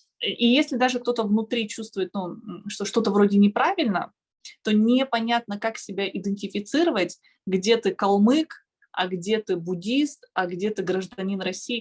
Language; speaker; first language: Russian; native; Russian